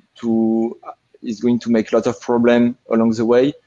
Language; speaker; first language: English; non-native, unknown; French